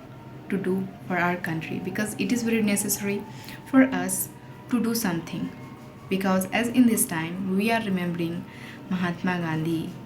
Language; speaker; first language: English; non-native, local second language; Hindi